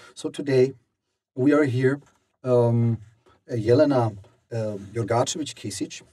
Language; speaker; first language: English; non-native, fluent; German